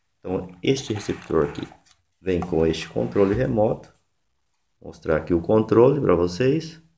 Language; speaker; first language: Portuguese; native; Portuguese